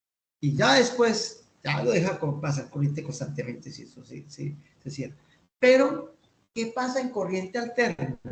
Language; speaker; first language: Spanish; native; Spanish